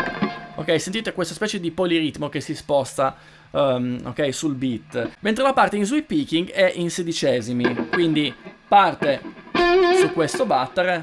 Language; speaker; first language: Italian; native; Italian